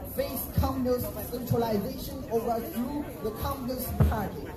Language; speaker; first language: English; non-native, fluent; Chinese